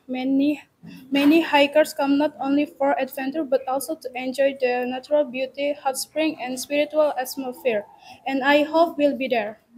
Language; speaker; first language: English; non-native, learner; Indonesian